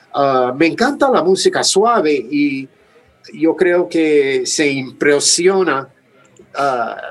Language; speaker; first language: Spanish; native; Spanish